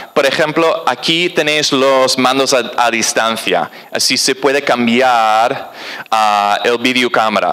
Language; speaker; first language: Spanish; non-native, fluent; English